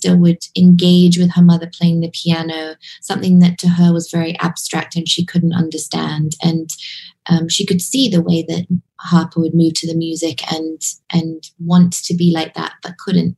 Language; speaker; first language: English; native; English